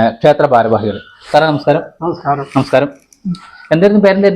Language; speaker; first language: Malayalam; native; Malayalam